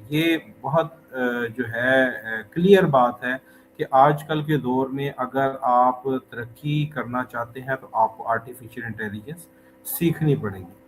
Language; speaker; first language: Urdu; native; Urdu